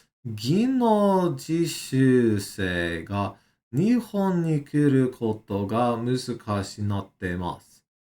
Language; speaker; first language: Japanese; non-native, learner; English